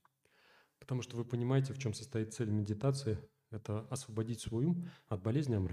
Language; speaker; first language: Russian; native; Russian